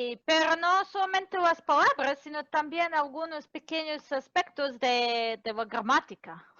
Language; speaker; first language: Spanish; non-native, fluent; Serbian